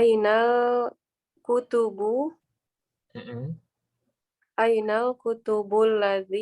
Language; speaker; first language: Arabic; non-native, learner; Indonesian